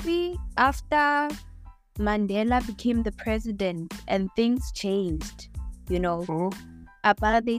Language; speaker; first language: English; non-native, local second language; Southern Sotho